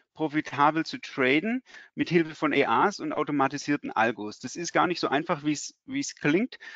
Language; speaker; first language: German; native; German